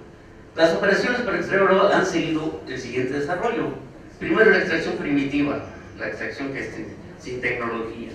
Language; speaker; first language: Spanish; native; Spanish